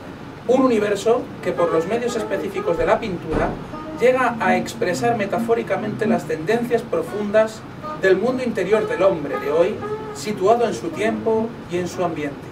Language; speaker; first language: Spanish; native; Spanish